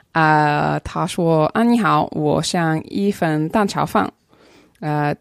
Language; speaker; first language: Chinese; non-native, fluent; English